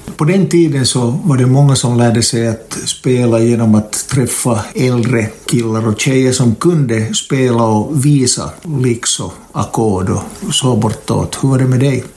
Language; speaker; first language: Swedish; native; Swedish